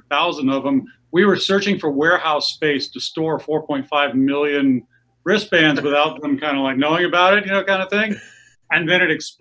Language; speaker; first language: English; native; English